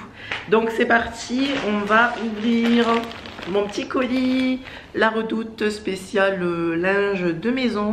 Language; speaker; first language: French; native; French